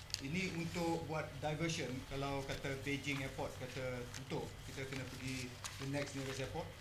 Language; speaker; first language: Malay; native; Malay